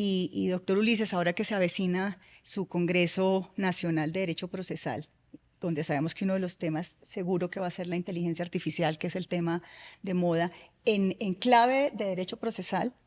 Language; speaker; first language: Spanish; native; Spanish